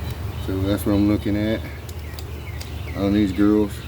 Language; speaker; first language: English; native; English